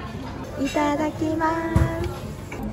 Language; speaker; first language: Japanese; native; Japanese